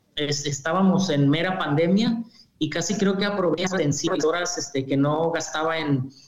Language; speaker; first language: Spanish; native; Spanish